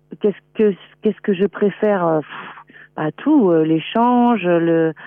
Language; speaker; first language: French; native; French